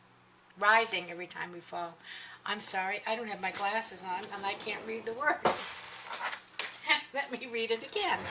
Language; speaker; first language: English; native; English